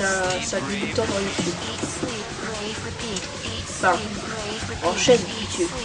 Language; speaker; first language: French; native; French